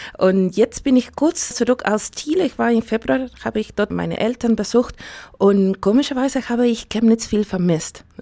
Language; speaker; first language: German; non-native, fluent; Spanish